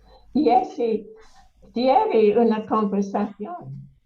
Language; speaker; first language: Spanish; non-native, learner; English